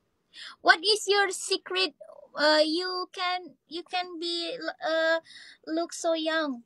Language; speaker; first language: English; non-native, learner; Indonesian